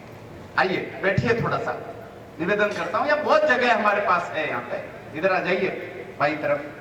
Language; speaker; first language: Hindi; native; Hindi